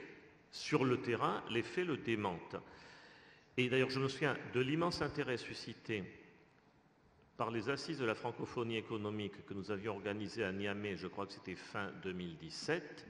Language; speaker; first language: French; native; French